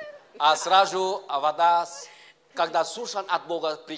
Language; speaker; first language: Russian; non-native, learner; Vietnamese